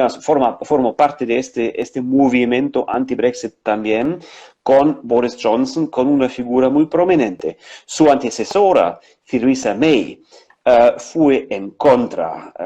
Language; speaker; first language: Spanish; non-native, fluent; German